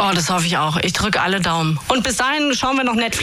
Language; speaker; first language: German; native; German